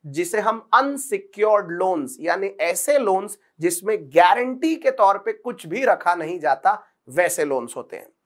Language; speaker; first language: Hindi; non-native, local second language; Marathi